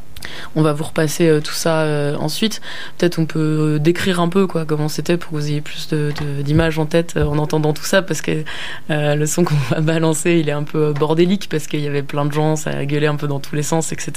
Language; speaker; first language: French; native; French